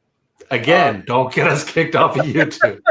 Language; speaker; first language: English; native; English